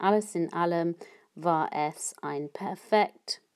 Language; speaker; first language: German; non-native, fluent; English